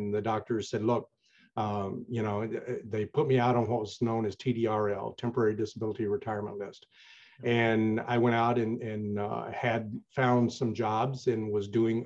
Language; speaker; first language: English; native; English